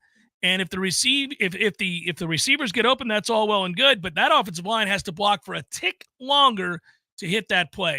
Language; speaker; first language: English; native; English